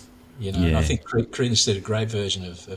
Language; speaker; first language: English; native; English